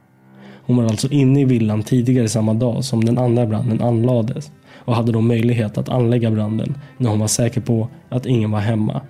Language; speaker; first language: Swedish; native; Swedish